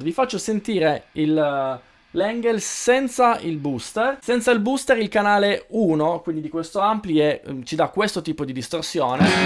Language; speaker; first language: Italian; native; Italian